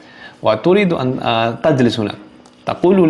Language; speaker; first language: Arabic; non-native, fluent; Javanese